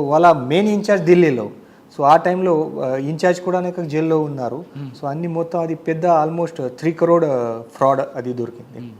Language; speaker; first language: Telugu; non-native, fluent; Marathi